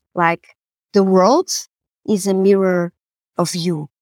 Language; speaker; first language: English; non-native, fluent; Portuguese